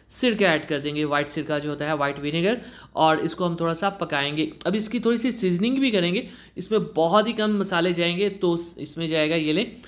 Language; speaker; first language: Urdu; native; Urdu